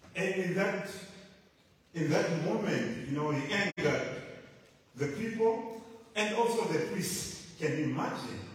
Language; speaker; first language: English; non-native, local second language; Shona